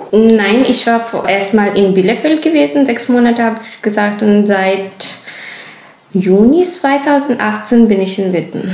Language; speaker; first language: German; non-native, fluent; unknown